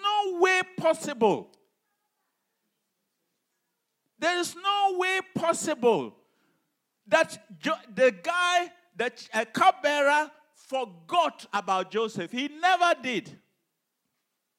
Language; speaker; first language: English; non-native, local second language; Hausa